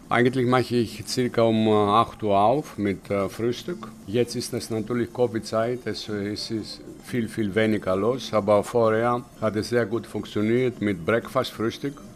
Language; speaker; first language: German; non-native, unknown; Greek